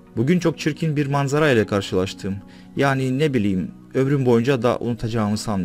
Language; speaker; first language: Turkish; non-native, fluent; Russian